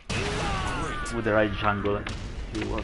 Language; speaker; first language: English; non-native, learner; Italian